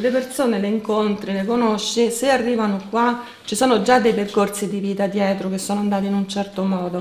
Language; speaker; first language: Italian; native; Italian